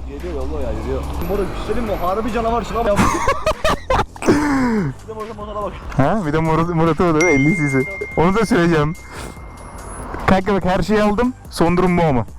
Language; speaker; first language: Turkish; native; Turkish